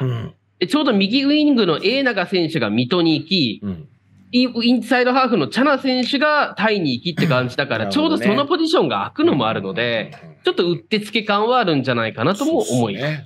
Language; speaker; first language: Japanese; native; Japanese